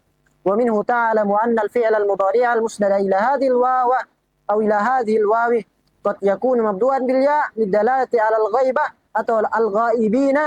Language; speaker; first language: Arabic; non-native, fluent; Indonesian